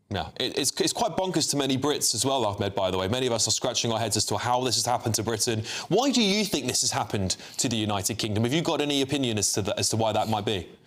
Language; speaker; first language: English; native; English